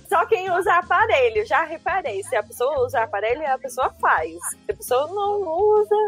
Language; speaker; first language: Portuguese; non-native, fluent; English